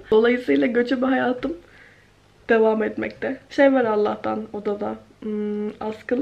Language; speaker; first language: Turkish; native; Turkish